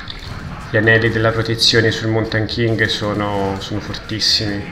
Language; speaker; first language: Italian; native; Italian